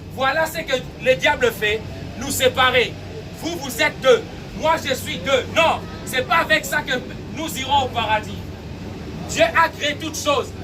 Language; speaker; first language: French; non-native, local second language; Lingala